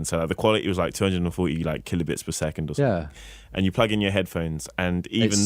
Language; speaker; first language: English; native; English